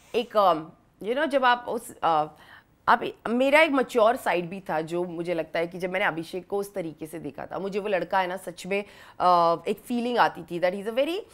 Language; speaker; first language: Hindi; native; Hindi